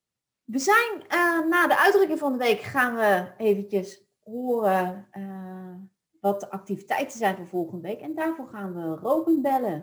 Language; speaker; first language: Dutch; native; Dutch